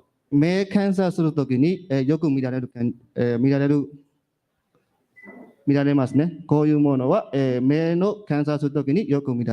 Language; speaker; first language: Japanese; non-native, learner; Burmese